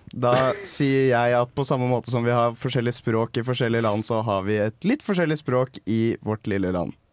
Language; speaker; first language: Norwegian; native; Norwegian